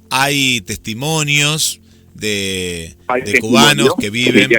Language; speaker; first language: Spanish; native; Spanish